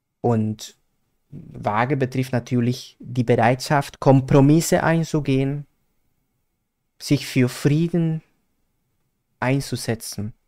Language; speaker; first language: German; non-native, fluent; Spanish